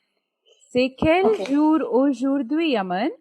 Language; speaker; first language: French; non-native, fluent; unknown